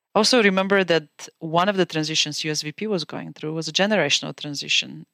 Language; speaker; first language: English; non-native, fluent; Bulgarian